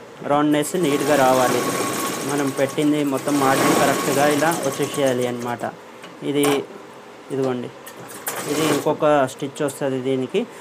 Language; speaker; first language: Telugu; non-native, fluent; Urdu